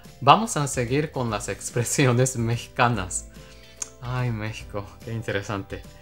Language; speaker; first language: Spanish; non-native, fluent; Japanese